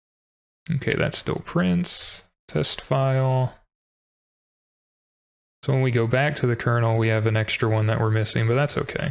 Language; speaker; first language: English; native; English